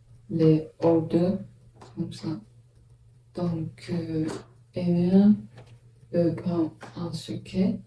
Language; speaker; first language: French; non-native, learner; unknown